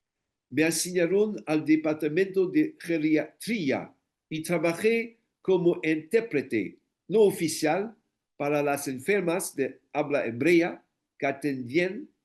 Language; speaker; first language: Spanish; non-native, fluent; English